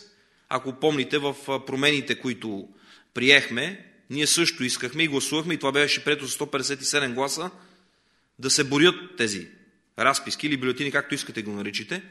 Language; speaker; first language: Bulgarian; native; Bulgarian